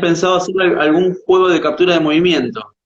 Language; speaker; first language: Spanish; native; Spanish